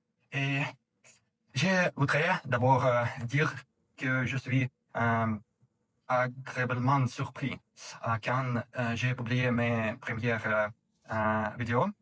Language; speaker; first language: French; non-native, fluent; Russian